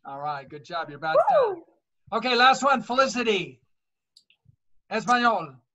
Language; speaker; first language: English; native; English